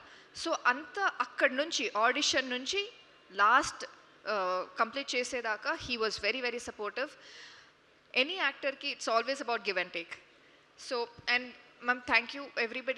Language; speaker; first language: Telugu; non-native, local second language; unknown